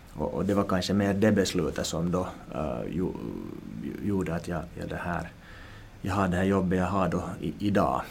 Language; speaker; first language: Swedish; native; Swedish